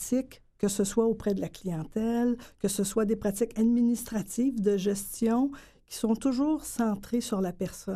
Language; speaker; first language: French; native; French